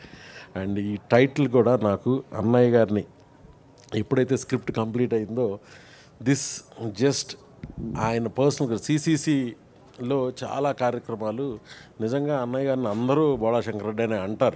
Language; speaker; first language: Telugu; native; Telugu